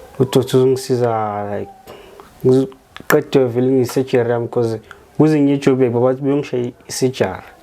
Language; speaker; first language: Zulu; native; Zulu